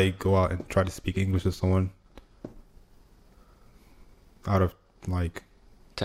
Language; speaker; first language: English; non-native, local second language; Igbo